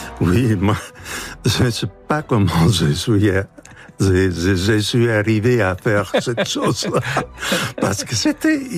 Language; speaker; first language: French; non-native, fluent; Italian